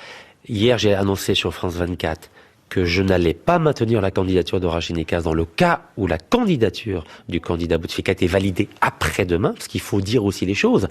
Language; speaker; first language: French; native; French